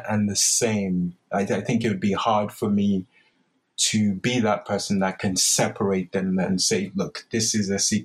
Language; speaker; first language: English; non-native, local second language; Yoruba